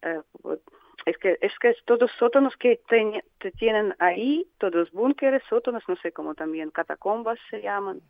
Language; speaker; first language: Spanish; non-native, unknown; Russian